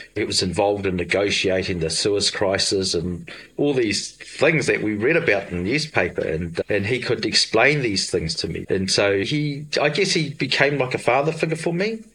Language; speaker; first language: English; native; English